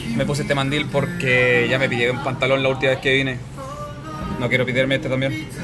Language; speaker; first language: Spanish; native; Spanish